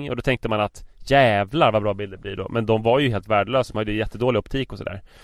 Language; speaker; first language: Swedish; native; Swedish